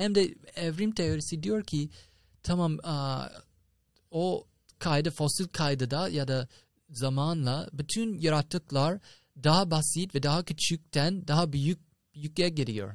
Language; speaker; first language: Turkish; non-native, fluent; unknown